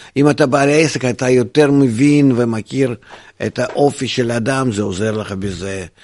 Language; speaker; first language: Hebrew; non-native, fluent; Russian